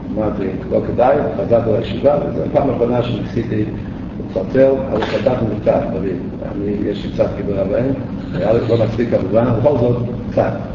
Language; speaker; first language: Hebrew; native; Hebrew